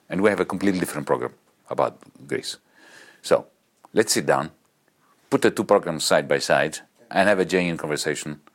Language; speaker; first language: English; non-native, fluent; Greek